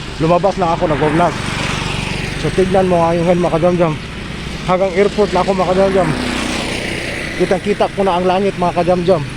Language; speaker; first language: Filipino; non-native, local second language; Cebuano